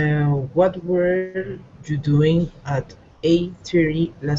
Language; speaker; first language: English; non-native, learner; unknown